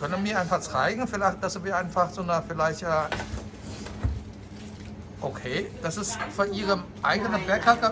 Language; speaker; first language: German; non-native, fluent; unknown